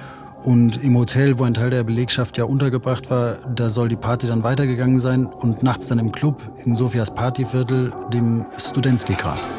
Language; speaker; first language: German; native; German